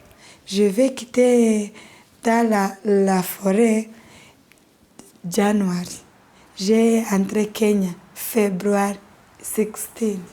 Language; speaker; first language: French; non-native, learner; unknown